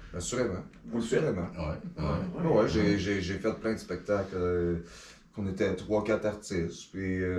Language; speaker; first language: French; native; French